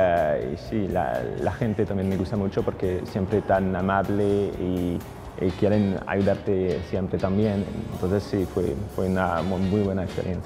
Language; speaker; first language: Spanish; non-native, fluent; French